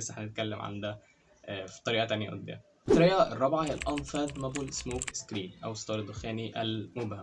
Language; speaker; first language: Arabic; native; Arabic